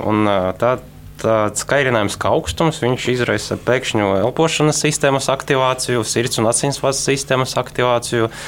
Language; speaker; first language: Latvian; non-native, local second language; Russian